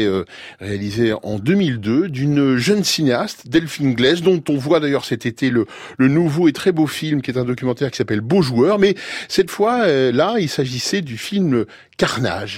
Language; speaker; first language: French; native; French